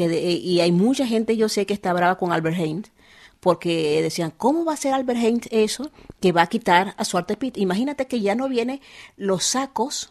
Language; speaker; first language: Spanish; native; Spanish